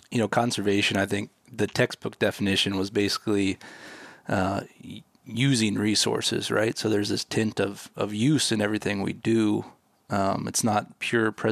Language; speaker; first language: English; native; English